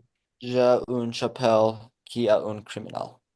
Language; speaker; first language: French; non-native, learner; English